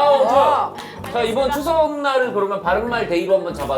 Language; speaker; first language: Korean; native; Korean